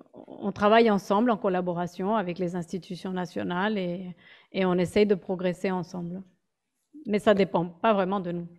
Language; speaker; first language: French; non-native, fluent; Spanish